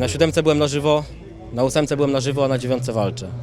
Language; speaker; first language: Polish; native; Polish